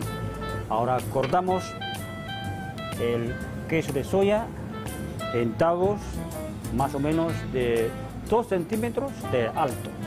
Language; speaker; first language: Spanish; non-native, fluent; Chinese